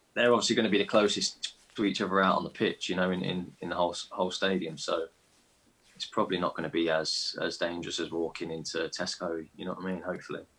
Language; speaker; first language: English; native; English